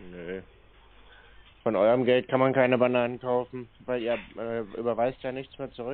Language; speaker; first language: German; native; German